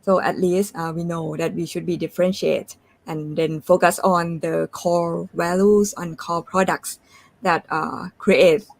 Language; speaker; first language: English; non-native, fluent; Thai